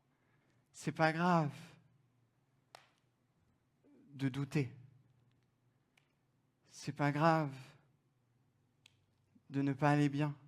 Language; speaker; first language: French; non-native, fluent; German